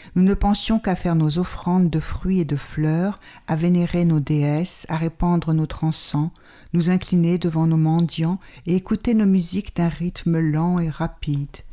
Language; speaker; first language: French; native; French